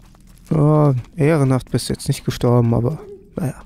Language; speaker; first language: German; native; German